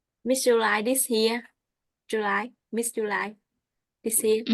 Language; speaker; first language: English; non-native, learner; Vietnamese